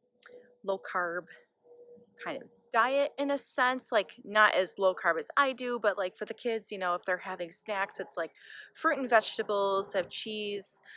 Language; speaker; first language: English; native; English